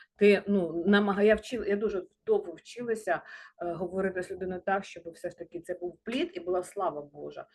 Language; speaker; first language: Ukrainian; non-native, local second language; Russian